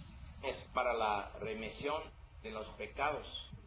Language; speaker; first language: Spanish; non-native, learner; English